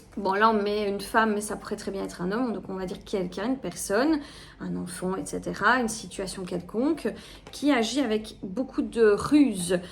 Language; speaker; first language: French; native; French